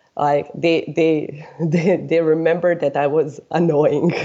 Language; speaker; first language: English; non-native, fluent; Serbian